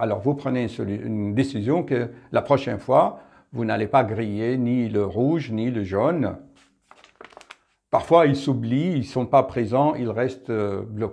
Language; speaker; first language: French; native; French